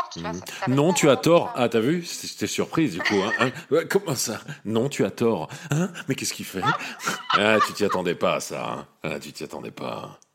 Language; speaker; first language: French; native; French